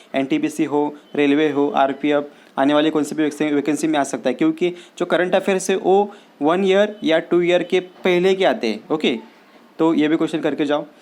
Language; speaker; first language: Hindi; non-native, local second language; Marathi